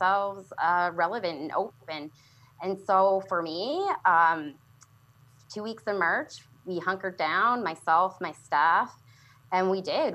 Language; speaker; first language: English; native; English